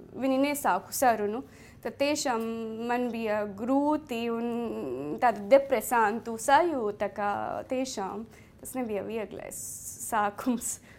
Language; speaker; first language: Latvian; non-native, fluent; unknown